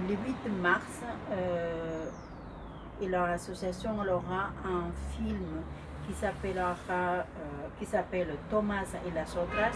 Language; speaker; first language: French; non-native, fluent; Spanish